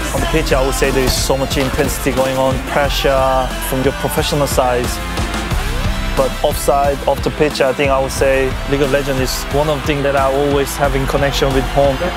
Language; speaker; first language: English; non-native, fluent; Korean